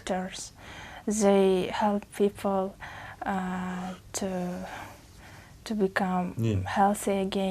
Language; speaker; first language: English; non-native, learner; Uzbek